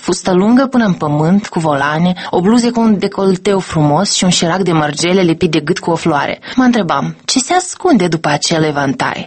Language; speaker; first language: Romanian; native; Romanian